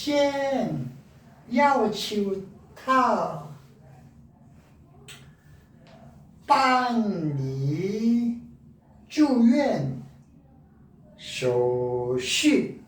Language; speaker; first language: Chinese; non-native, learner; Korean